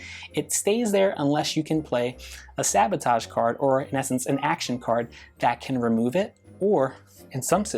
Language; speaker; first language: English; native; English